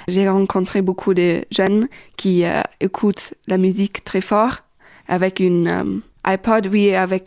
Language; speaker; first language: French; non-native, learner; German